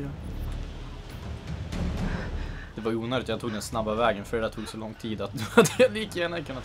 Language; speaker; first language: Swedish; native; Swedish